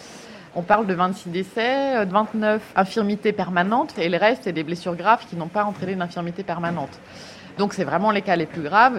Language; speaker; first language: French; native; French